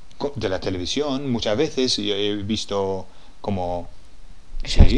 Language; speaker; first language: Spanish; non-native, fluent; English